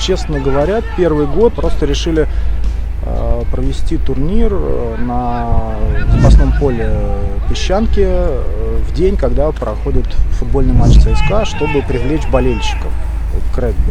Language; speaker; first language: Russian; native; Russian